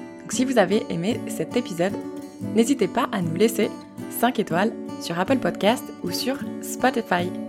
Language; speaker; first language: French; native; French